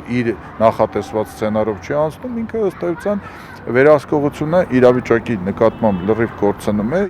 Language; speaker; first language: Armenian; native; Armenian